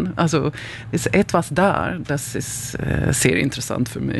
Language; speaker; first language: German; non-native, learner; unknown